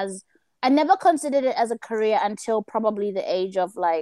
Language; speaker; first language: English; early bilingual, other home language; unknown